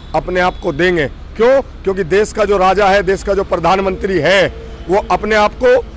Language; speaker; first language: Hindi; native; Hindi